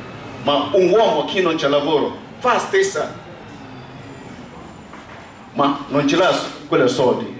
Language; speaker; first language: Italian; non-native, learner; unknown